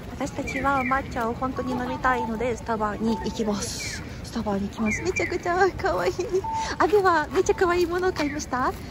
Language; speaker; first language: Japanese; non-native, learner; Tatar